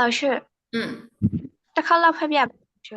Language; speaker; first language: Chinese; non-native, learner; Burmese